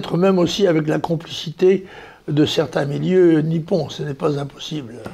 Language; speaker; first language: French; native; French